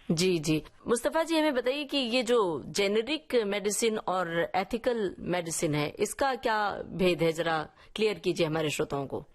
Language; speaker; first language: Hindi; native; Hindi